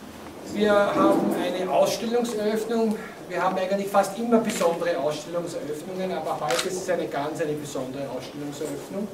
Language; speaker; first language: German; native; German